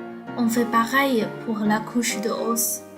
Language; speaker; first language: French; non-native, fluent; Chinese